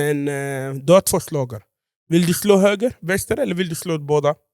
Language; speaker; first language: Swedish; non-native, fluent; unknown